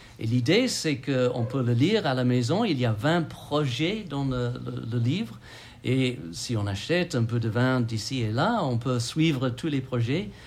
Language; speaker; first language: French; non-native, fluent; English